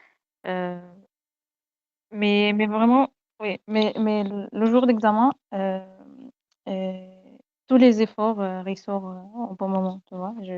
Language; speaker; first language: French; non-native, fluent; Arabic